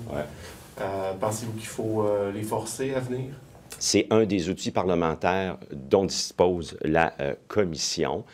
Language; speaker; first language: French; native; French